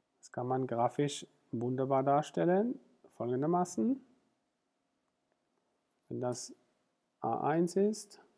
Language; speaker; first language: German; non-native, fluent; Spanish